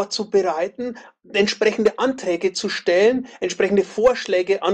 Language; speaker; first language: German; native; German